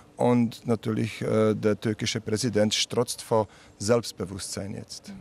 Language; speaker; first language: German; non-native, fluent; Slovak